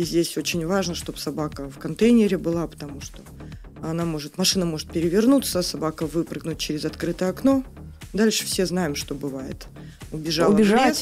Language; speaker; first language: Russian; native; Russian